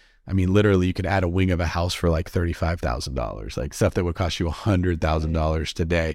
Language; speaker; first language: English; native; English